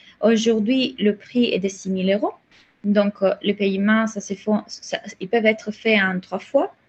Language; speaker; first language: French; non-native, fluent; Italian